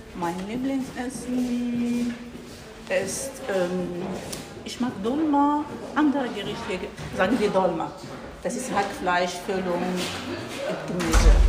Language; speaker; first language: German; non-native, learner; Arabic